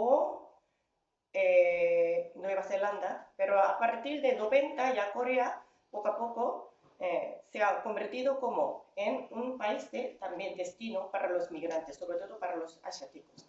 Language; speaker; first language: Spanish; non-native, fluent; Korean